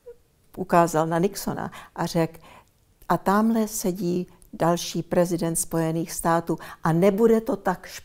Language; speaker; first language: Czech; early bilingual, heritage; Czech